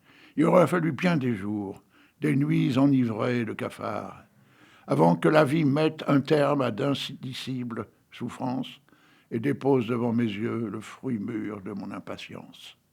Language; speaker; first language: French; native; French